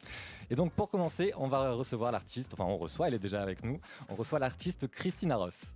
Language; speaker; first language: French; native; French